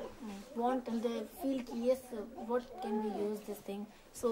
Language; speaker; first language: English; non-native, learner; Hindi